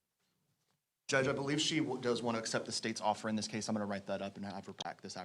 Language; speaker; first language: English; native; English